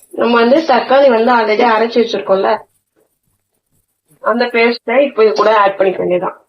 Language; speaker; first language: Tamil; native; Tamil